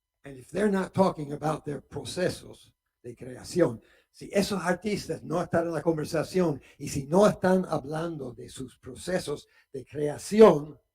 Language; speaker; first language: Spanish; non-native, fluent; English